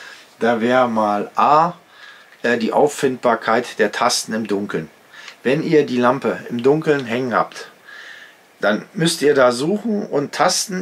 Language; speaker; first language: German; native; German